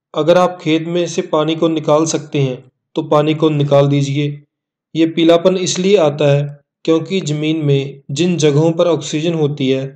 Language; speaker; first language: Hindi; non-native, local second language; Punjabi